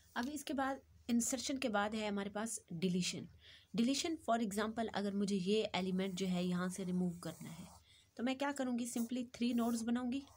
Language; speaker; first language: Urdu; native; Urdu